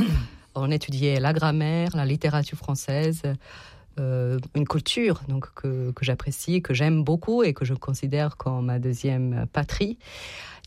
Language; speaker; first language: French; non-native, fluent; Serbian